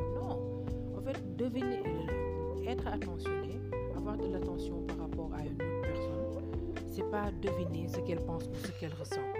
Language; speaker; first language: French; non-native, local second language; Wolof